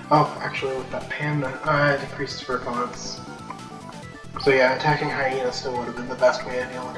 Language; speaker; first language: English; native; English